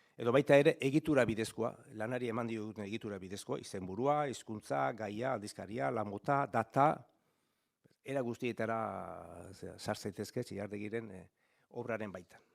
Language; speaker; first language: Basque; native; Basque